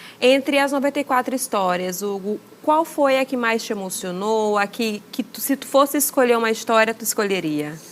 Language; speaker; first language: Portuguese; native; Portuguese